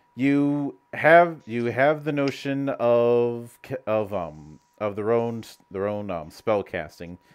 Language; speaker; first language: English; native; English